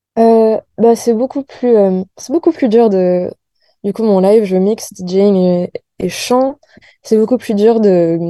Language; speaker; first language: French; native; French